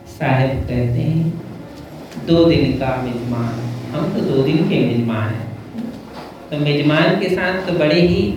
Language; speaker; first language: Hindi; native; Hindi